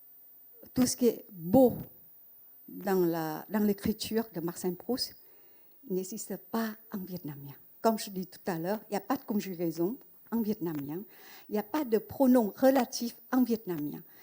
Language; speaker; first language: French; non-native, fluent; Vietnamese